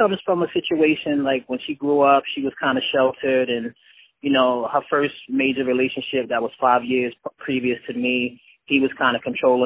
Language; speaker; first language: English; native; English